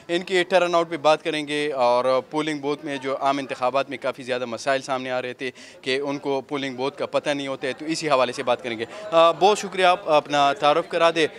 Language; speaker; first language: Urdu; non-native, local second language; Pashto